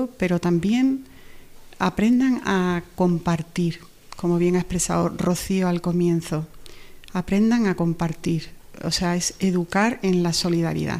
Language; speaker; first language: Spanish; native; Spanish